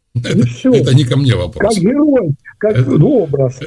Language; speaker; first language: Russian; native; Russian